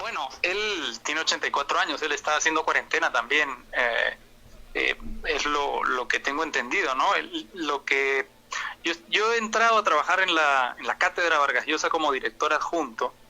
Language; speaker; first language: Spanish; native; Spanish